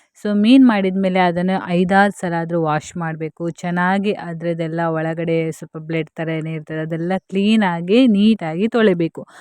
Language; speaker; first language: Kannada; non-native, local second language; Tulu